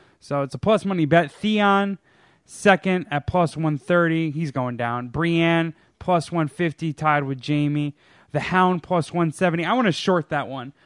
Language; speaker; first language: English; native; English